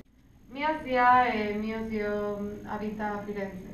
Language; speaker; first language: Italian; non-native, learner; English